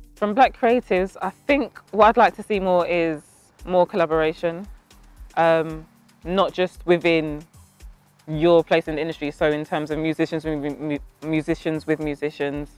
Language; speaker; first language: English; native; English